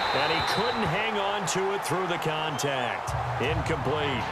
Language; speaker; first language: English; native; English